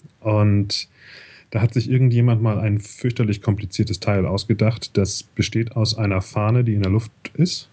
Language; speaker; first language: German; native; German